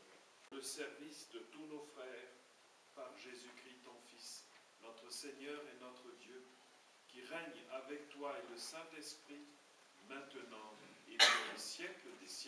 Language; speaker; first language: French; native; French